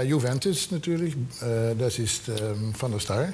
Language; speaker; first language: German; non-native, learner; Dutch